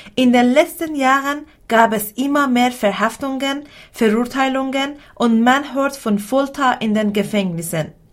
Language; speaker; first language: German; non-native, fluent; Persian